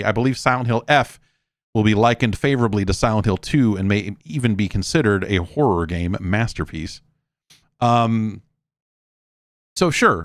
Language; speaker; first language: English; native; English